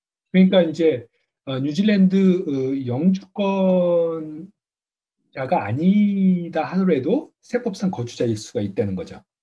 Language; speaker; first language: Korean; native; Korean